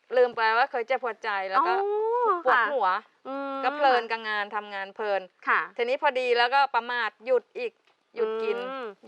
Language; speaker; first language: Thai; native; Thai